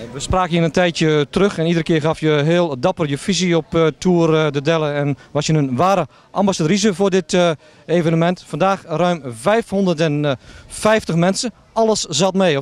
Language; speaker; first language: Dutch; native; Dutch